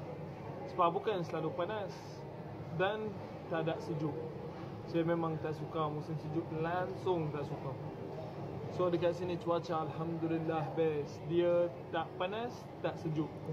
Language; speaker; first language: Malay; non-native, fluent; Arabic